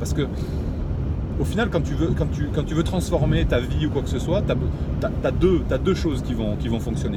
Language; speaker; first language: French; native; French